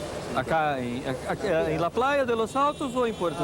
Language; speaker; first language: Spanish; non-native, learner; Portuguese